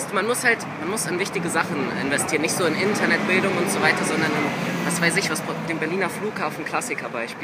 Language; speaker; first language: German; native; German